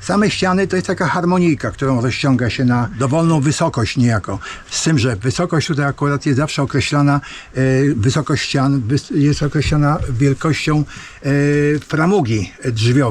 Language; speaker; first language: Polish; native; Polish